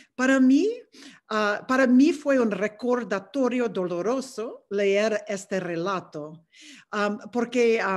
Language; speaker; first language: Spanish; non-native, fluent; English